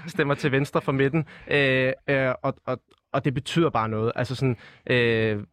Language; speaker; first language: Danish; native; Danish